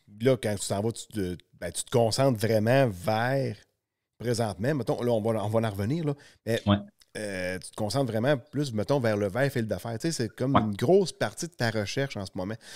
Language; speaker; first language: French; native; French